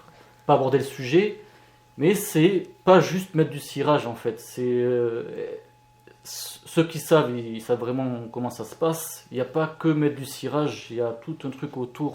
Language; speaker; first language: French; native; French